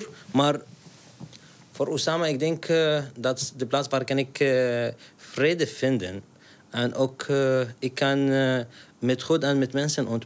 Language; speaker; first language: Dutch; non-native, learner; Arabic